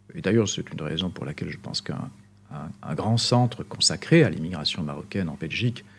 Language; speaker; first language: French; non-native, local second language; Arabic